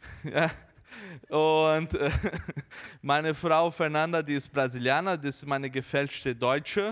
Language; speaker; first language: German; early bilingual, heritage; Portuguese